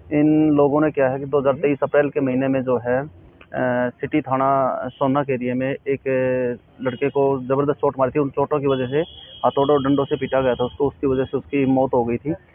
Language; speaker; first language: Hindi; native; Hindi